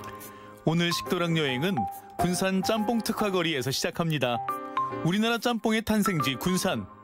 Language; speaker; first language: Korean; native; Korean